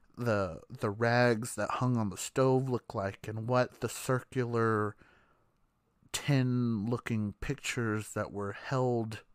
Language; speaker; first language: English; native; English